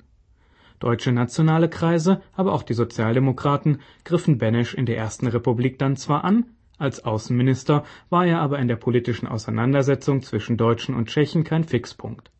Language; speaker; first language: German; native; German